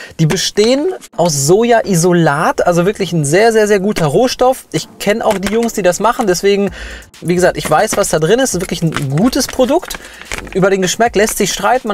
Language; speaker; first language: German; early bilingual, other home language; Polish